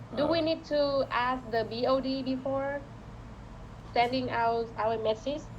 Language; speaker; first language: English; non-native, learner; Vietnamese